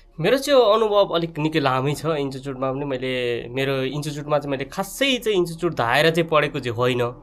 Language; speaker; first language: Nepali; native; Nepali